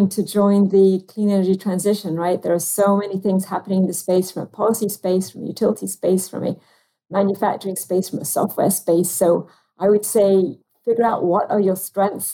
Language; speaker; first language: English; native; English